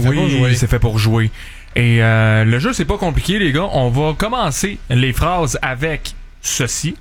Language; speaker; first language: French; native; French